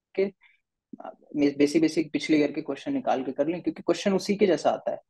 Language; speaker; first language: Hindi; native; Hindi